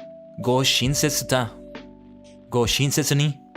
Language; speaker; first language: Japanese; non-native, learner; English